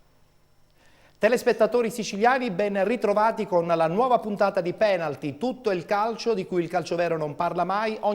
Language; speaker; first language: Italian; native; Italian